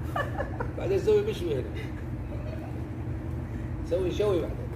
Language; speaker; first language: Arabic; non-native, learner; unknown